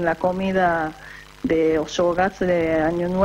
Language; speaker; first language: Spanish; non-native, fluent; Japanese